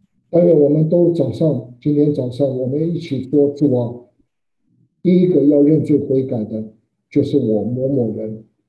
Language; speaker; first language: Chinese; native; Chinese